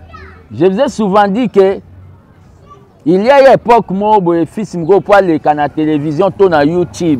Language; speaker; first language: French; non-native, local second language; Lingala